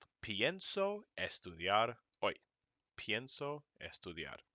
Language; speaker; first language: Spanish; non-native, fluent; English